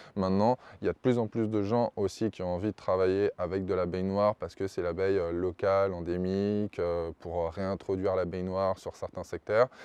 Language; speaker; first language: French; native; French